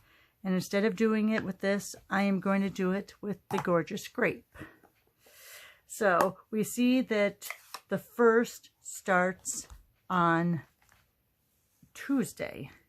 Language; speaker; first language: English; native; English